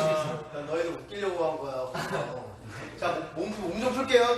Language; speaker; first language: Korean; native; Korean